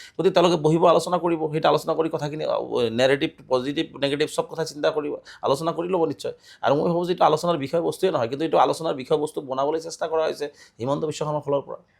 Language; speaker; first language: Assamese; non-native, local second language; Bangla